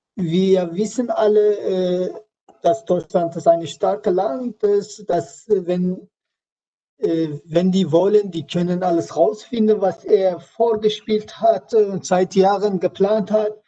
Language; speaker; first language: German; non-native, learner; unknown